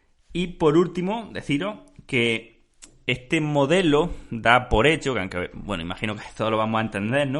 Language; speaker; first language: Spanish; native; Spanish